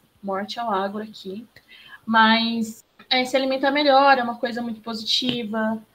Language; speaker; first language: Portuguese; native; Portuguese